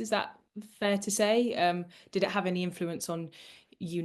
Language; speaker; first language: English; native; English